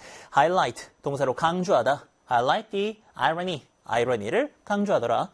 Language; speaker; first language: Korean; native; Korean